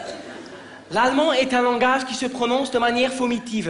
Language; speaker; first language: French; native; French